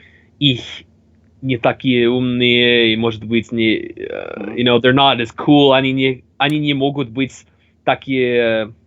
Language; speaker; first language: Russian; non-native, learner; English